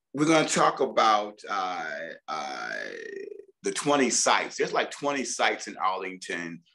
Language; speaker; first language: English; native; English